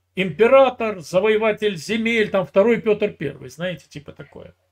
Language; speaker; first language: Russian; native; Russian